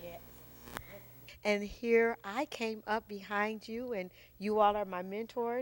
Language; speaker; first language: English; native; English